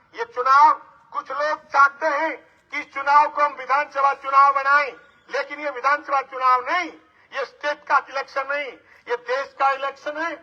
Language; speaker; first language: Hindi; native; Hindi